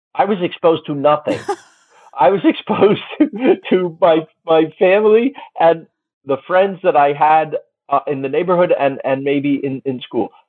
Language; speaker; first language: English; native; English